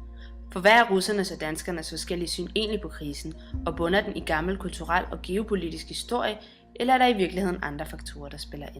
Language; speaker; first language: Danish; native; Danish